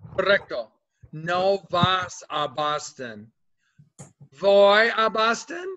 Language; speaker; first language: Spanish; non-native, fluent; English